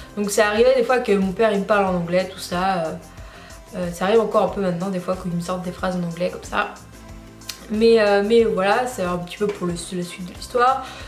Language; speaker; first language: French; native; French